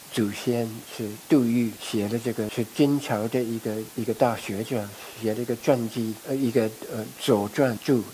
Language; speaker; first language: Chinese; non-native, fluent; English